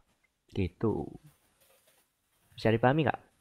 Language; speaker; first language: Indonesian; native; Indonesian